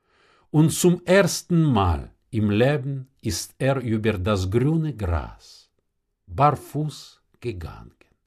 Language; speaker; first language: German; non-native, fluent; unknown